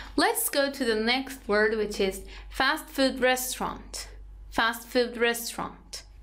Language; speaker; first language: English; non-native, fluent; Persian